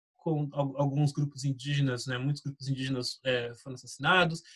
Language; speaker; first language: Portuguese; native; Portuguese